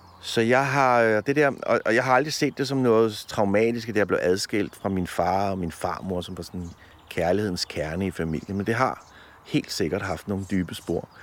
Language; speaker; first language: Danish; early bilingual, other home language; Polish